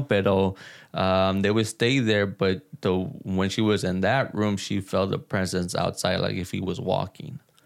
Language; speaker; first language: English; early bilingual, other home language; Spanish